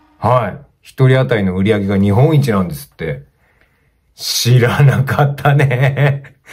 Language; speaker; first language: Japanese; native; Japanese